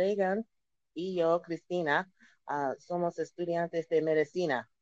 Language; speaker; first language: Spanish; non-native, learner; English